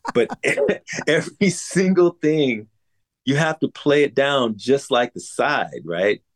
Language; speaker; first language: English; native; English